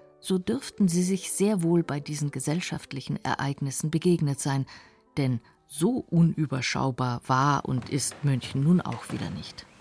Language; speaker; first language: German; native; German